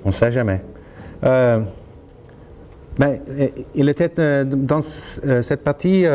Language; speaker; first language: French; non-native, learner; Norwegian